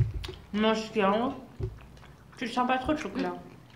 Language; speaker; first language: French; native; French